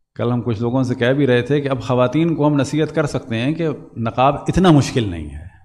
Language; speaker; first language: Urdu; native; Urdu